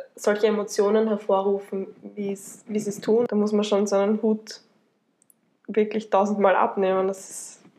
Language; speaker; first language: German; native; German